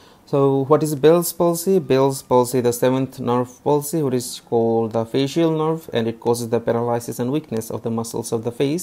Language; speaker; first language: English; non-native, local second language; Bangla